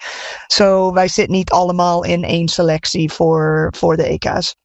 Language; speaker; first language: Dutch; non-native, fluent; English